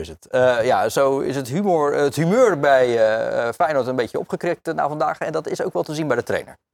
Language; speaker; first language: Dutch; native; Dutch